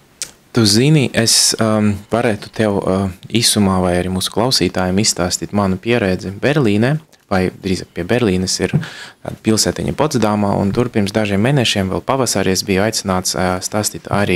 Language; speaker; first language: Latvian; non-native, local second language; Russian